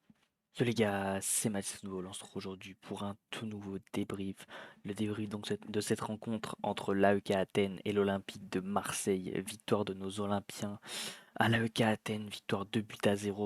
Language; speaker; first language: French; native; French